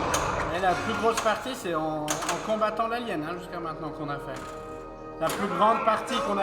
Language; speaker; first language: French; native; French